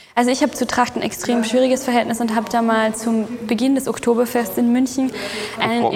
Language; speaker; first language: German; native; German